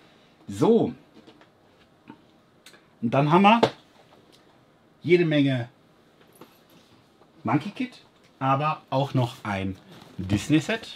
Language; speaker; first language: German; native; German